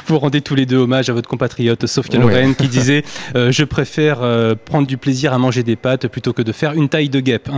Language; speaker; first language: French; native; French